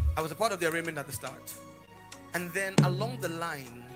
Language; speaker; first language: English; non-native, local second language; Yoruba